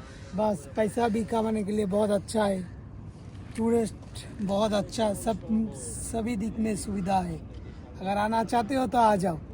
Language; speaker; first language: Hindi; non-native, learner; Bangla